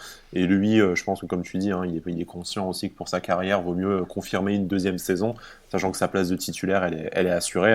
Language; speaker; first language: French; native; French